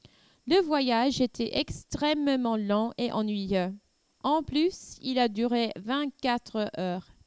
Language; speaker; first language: French; non-native, learner; English